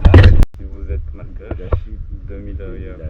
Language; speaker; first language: French; native; French